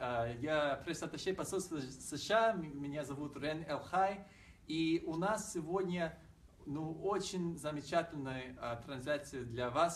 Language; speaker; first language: Russian; non-native, fluent; English